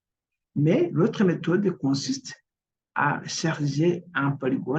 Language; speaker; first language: French; non-native, local second language; Kinyarwanda